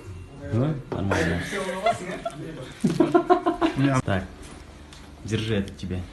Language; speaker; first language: Russian; non-native, local second language; Kyrgyz